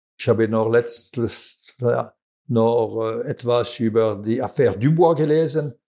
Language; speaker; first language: German; non-native, local second language; French